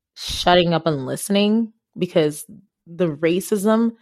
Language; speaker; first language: English; non-native, local second language; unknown